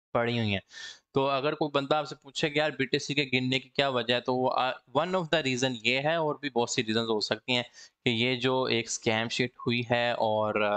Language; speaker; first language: Hindi; native; Hindi